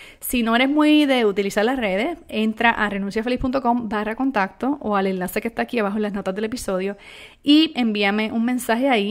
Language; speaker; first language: Spanish; native; Spanish